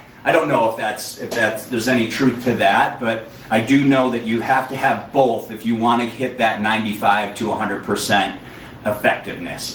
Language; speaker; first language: English; native; English